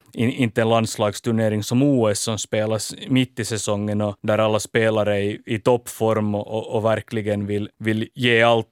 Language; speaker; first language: Swedish; native; Swedish